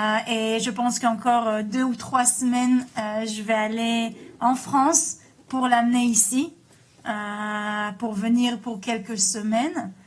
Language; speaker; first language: French; early bilingual, heritage; Hebrew